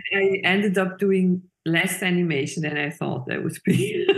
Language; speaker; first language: English; non-native, fluent; Swiss German